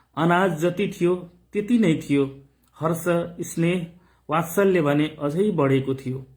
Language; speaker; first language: Nepali; non-native, local second language; Maithili